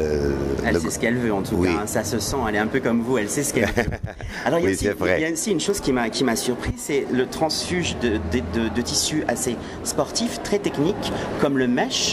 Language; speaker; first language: French; native; French